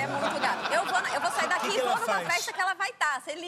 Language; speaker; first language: Portuguese; native; Portuguese